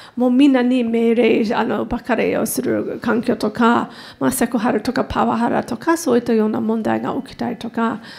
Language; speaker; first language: Japanese; non-native, fluent; English